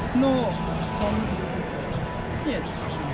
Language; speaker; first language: Russian; non-native, learner; Arabic